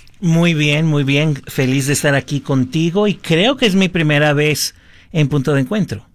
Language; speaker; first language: Spanish; early bilingual, heritage; Spanish